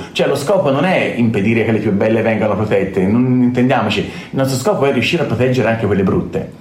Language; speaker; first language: Italian; native; Italian